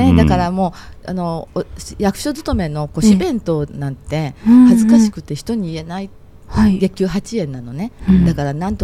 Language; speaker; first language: Japanese; native; Japanese